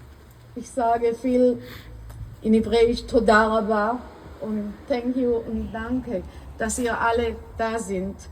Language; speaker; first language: German; non-native, learner; Hebrew